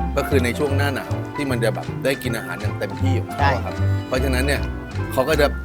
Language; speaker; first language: Thai; native; Thai